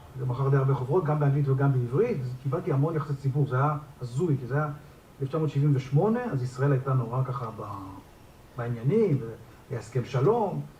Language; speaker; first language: Hebrew; native; Hebrew